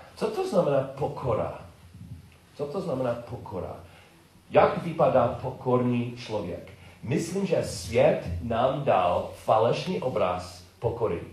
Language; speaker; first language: Czech; non-native, learner; English